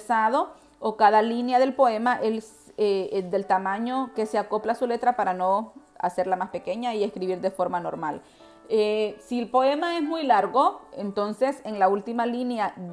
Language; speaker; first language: Spanish; native; Spanish